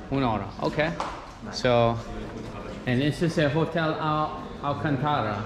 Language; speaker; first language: Spanish; non-native, learner; English